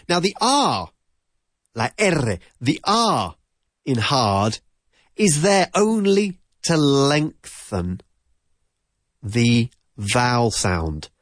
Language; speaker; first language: English; native; English